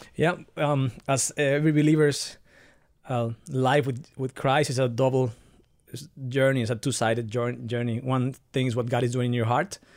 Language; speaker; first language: English; non-native, fluent; Spanish